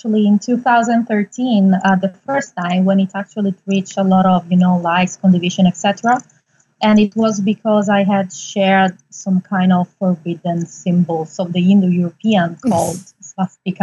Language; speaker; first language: English; non-native, fluent; Italian